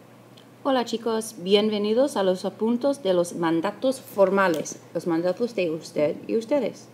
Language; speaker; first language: Spanish; non-native, fluent; English